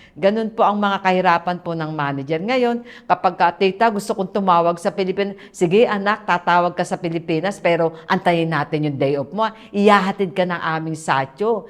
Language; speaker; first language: Filipino; native; Filipino